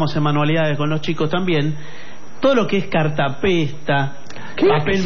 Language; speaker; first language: Spanish; native; Spanish